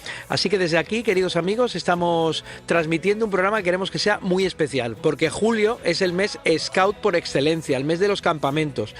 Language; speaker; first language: Spanish; native; Spanish